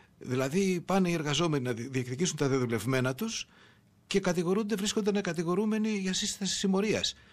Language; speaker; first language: Greek; native; Greek